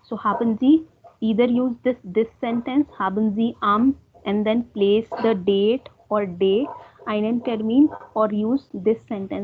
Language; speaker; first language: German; non-native, fluent; Hindi